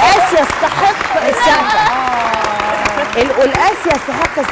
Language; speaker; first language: Arabic; native; Arabic